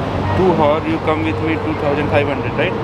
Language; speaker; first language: English; non-native, local second language; Hindi